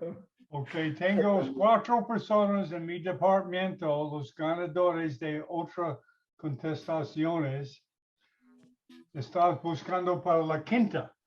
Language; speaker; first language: Spanish; non-native, learner; English